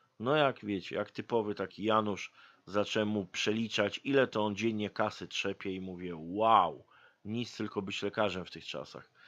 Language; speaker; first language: Polish; native; Polish